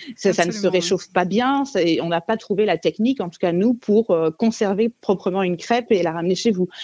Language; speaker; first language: French; native; French